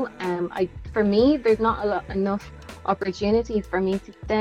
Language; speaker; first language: English; native; English